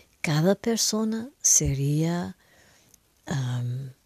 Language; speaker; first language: Spanish; non-native, fluent; French